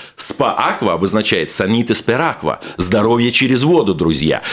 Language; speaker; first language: Russian; native; Russian